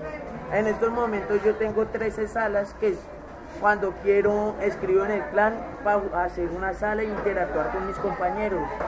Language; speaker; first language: Spanish; native; Spanish